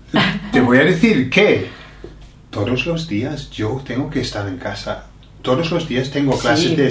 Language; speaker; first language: Spanish; non-native, fluent; English